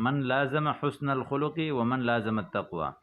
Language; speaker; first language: Arabic; non-native, fluent; Urdu